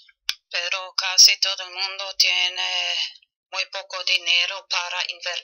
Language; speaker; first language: Spanish; non-native, fluent; German